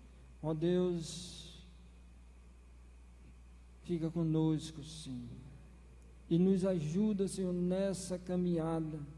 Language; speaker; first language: Portuguese; native; Portuguese